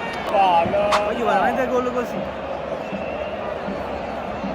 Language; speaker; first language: Italian; native; Italian